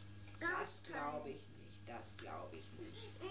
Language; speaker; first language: German; native; German